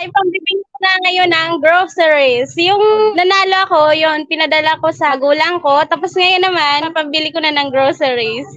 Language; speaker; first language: Filipino; non-native, local second language; Waray